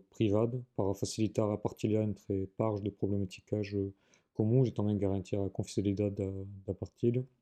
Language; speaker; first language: Portuguese; non-native, fluent; French